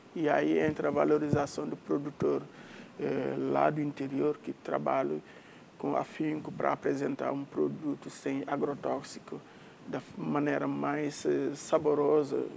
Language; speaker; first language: Portuguese; non-native, fluent; Wolof